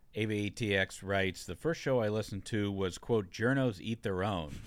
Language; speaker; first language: English; native; English